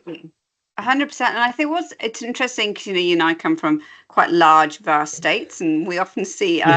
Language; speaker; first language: English; native; English